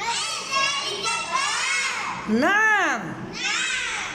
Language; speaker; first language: Arabic; non-native, learner; Bangla